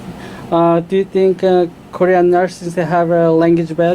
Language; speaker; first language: English; non-native, learner; Korean